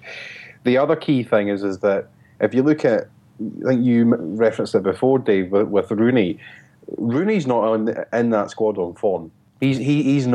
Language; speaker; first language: English; native; English